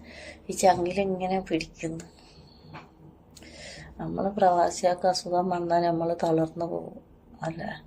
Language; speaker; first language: Malayalam; native; Malayalam